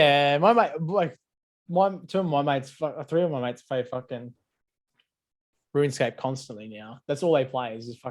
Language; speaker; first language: English; native; English